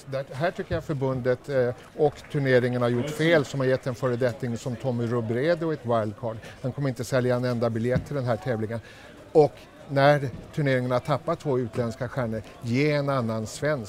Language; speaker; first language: Swedish; native; Swedish